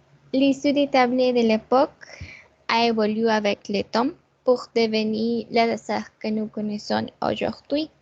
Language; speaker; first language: French; non-native, learner; Spanish